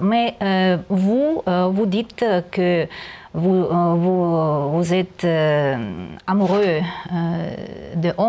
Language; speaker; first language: French; non-native, learner; Russian